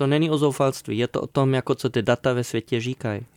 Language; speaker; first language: Czech; non-native, fluent; German